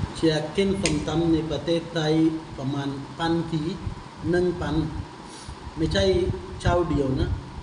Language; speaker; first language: Thai; non-native, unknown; Urdu